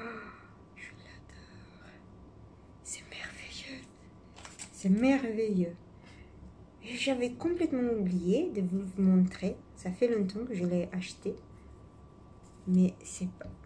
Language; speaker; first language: French; non-native, fluent; Italian